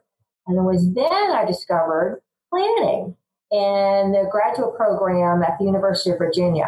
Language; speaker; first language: English; native; English